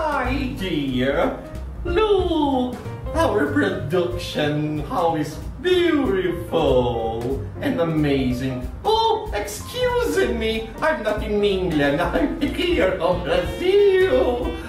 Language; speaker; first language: English; non-native, learner; Portuguese